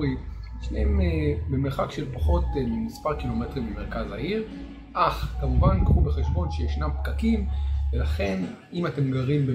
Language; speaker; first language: Hebrew; native; Hebrew